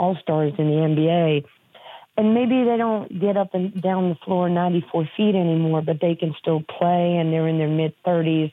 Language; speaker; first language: English; native; English